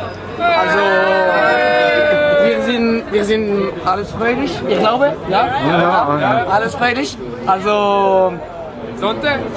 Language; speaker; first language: German; non-native, learner; French